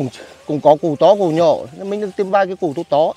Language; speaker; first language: Portuguese; non-native, learner; Vietnamese